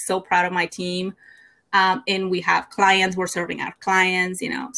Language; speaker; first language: English; non-native, fluent; Spanish